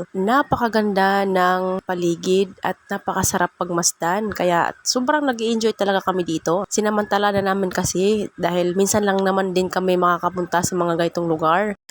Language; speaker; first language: Filipino; non-native, local second language; Cebuano